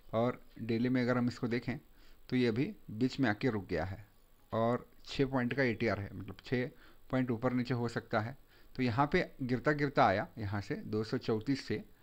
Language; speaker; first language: Hindi; non-native, local second language; Marathi